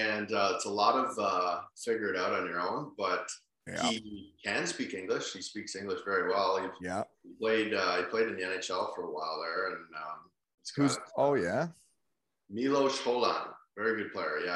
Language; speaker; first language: English; native; English